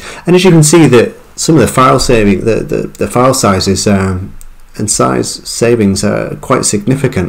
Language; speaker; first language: English; native; English